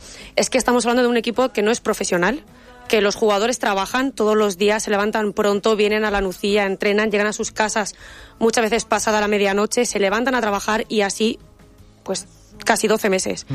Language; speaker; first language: Spanish; native; Spanish